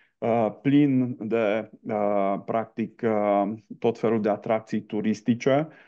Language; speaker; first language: Romanian; non-native, local second language; Hungarian